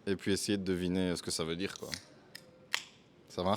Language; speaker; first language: French; native; French